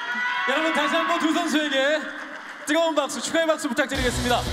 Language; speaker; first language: Korean; native; Korean